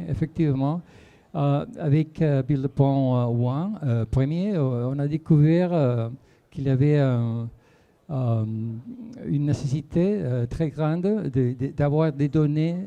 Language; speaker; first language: French; non-native, fluent; Spanish